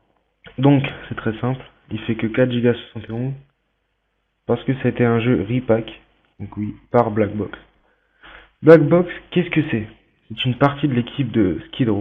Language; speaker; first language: French; native; French